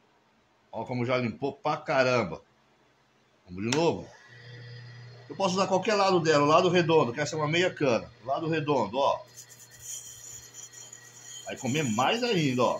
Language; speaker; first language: Portuguese; native; Portuguese